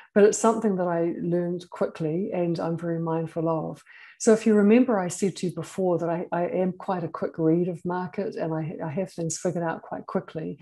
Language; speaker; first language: English; native; English